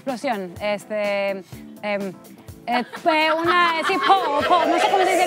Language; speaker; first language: Spanish; early bilingual, heritage; Spanish